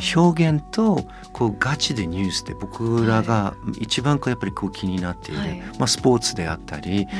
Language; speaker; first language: Japanese; non-native, fluent; English